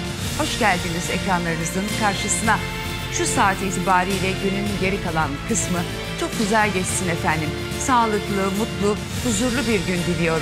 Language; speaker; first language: Turkish; native; Turkish